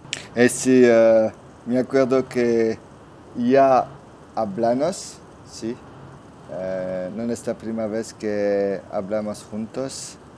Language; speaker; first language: Spanish; non-native, learner; French